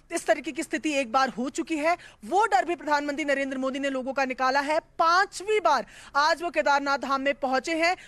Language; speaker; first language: Hindi; native; Hindi